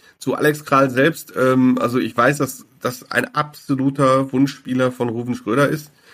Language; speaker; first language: German; native; German